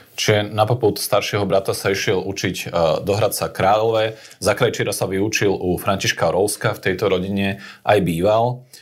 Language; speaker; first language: Slovak; native; Slovak